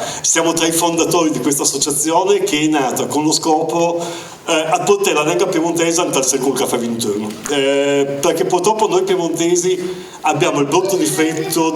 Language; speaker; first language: Italian; native; Italian